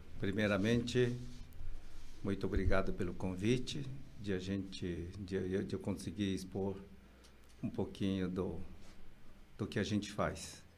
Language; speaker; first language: Portuguese; early bilingual, other home language; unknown